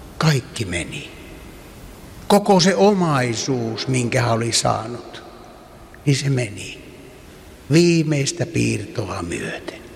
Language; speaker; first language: Finnish; native; Finnish